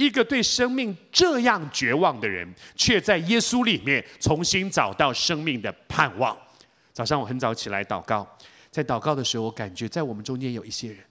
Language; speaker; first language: Chinese; native; Chinese